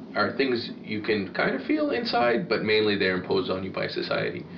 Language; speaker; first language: English; native; English